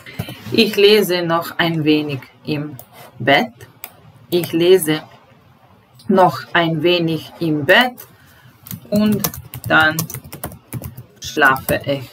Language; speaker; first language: German; non-native, fluent; Serbian